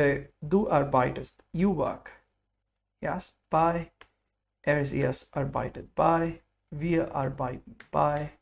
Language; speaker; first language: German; non-native, fluent; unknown